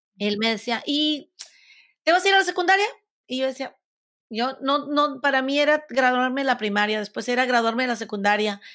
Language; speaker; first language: Spanish; native; Spanish